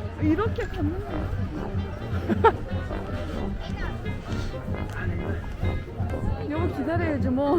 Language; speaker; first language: Korean; non-native, learner; Turkish